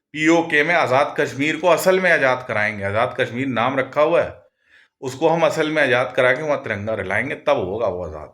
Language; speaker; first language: Hindi; non-native, local second language; Punjabi